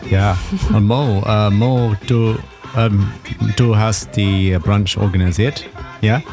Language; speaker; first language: German; non-native, learner; English